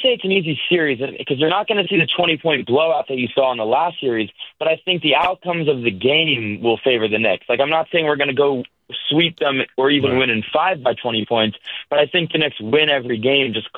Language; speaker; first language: English; native; English